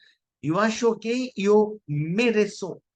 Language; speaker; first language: Portuguese; non-native, learner; Hindi